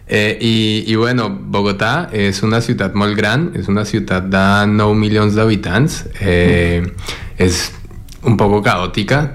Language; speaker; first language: Catalan; non-native, learner; Spanish